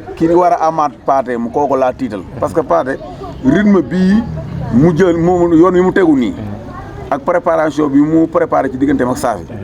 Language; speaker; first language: Wolof; native; Wolof